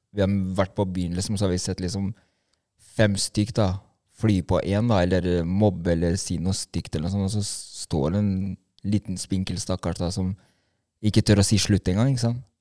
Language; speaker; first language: Norwegian; early bilingual, other home language; Albanian